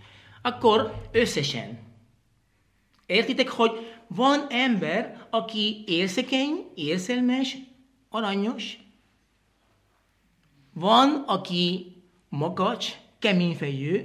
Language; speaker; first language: Hungarian; non-native, learner; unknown